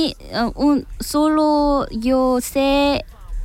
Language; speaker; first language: Spanish; non-native, learner; Korean